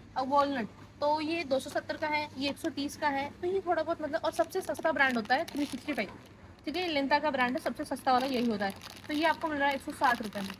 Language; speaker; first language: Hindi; non-native, local second language; Marathi